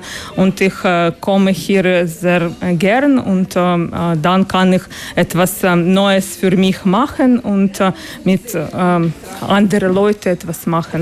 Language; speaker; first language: German; non-native, learner; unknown